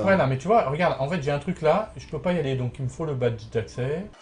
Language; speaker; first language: French; native; French